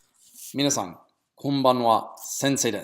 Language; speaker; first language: Japanese; non-native, fluent; English